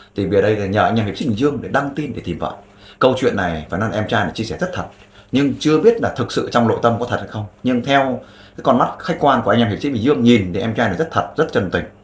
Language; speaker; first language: Vietnamese; native; Vietnamese